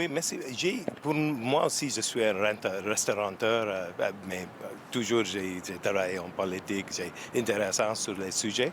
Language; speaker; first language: French; non-native, learner; English